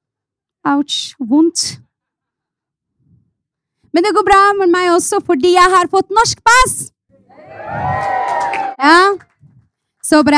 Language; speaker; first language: Norwegian; non-native, fluent; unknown